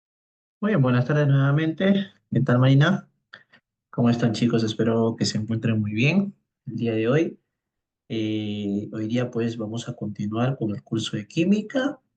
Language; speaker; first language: Spanish; native; Spanish